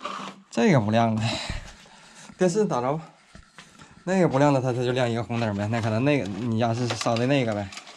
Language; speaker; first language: Chinese; native; Chinese